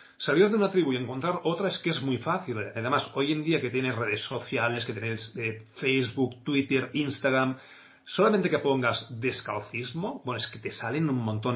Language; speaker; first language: Spanish; non-native, local second language; Catalan